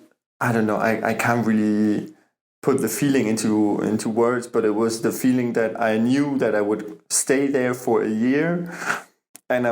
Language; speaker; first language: English; non-native, fluent; German